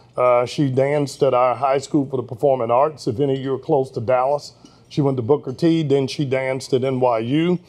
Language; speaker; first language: English; native; English